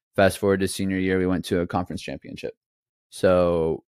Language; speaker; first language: English; native; English